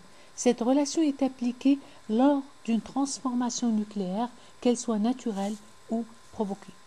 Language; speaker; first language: French; non-native, local second language; Arabic